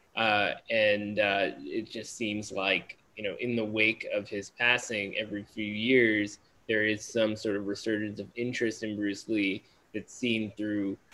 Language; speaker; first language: English; native; English